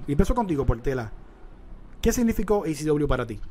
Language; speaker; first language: Spanish; native; Spanish